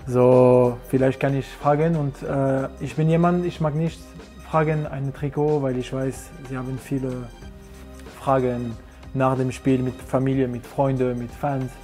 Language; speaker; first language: German; non-native, learner; French